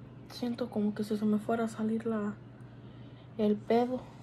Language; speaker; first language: Spanish; early bilingual, heritage; Spanish